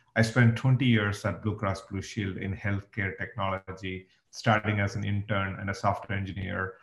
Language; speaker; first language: English; non-native, local second language; Tamil